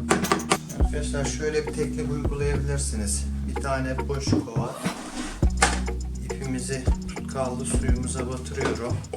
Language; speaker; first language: Turkish; native; Turkish